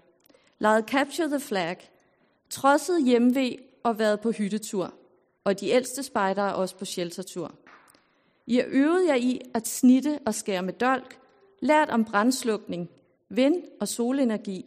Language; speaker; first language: Danish; native; Danish